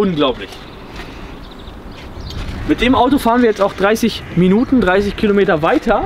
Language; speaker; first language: German; native; German